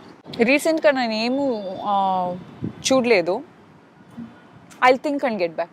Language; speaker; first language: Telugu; non-native, fluent; Kannada